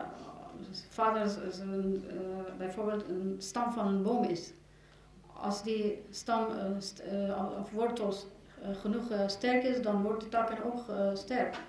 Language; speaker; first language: Dutch; non-native, learner; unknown